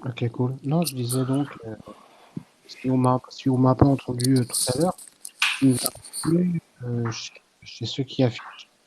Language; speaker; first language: French; native; French